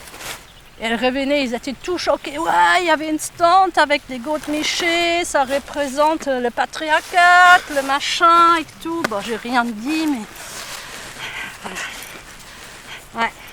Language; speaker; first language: French; non-native, fluent; German